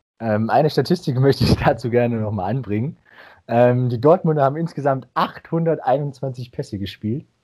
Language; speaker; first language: German; native; German